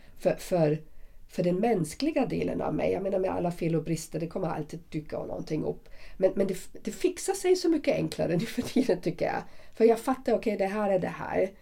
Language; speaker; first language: Swedish; non-native, fluent; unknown